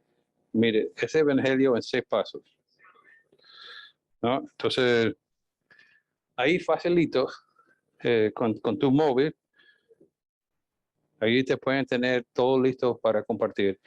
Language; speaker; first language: Spanish; non-native, fluent; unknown